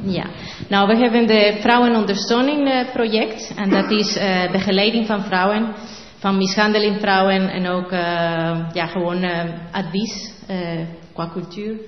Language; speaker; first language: Dutch; non-native, learner; Spanish